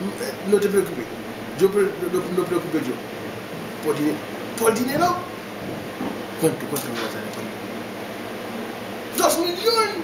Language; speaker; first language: Spanish; non-native, learner; Haitian Creole